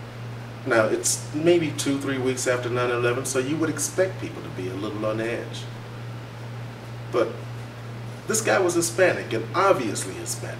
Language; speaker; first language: English; native; English